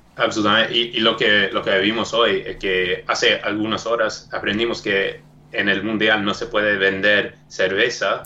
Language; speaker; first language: Spanish; non-native, fluent; English